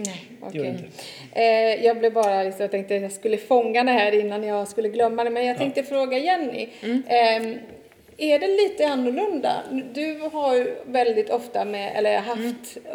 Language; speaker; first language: Swedish; non-native, fluent; Italian